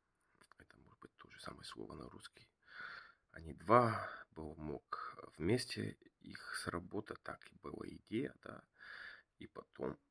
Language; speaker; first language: Russian; non-native, learner; Bulgarian